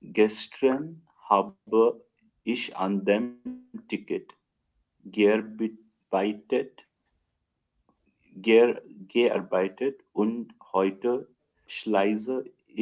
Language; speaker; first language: German; non-native, learner; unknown